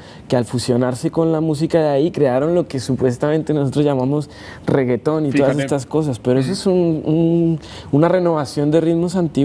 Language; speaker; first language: Spanish; native; Spanish